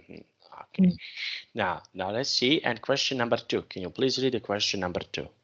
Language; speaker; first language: English; non-native, fluent; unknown